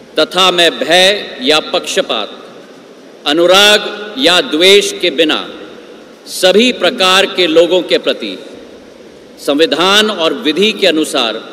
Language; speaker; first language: Hindi; native; Hindi